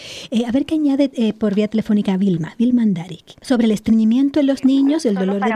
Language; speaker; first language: Spanish; native; Spanish